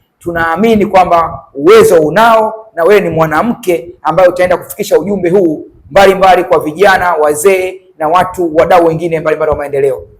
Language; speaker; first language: Swahili; native; Swahili